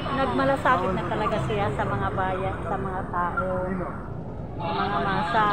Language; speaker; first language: Filipino; non-native, local second language; Cebuano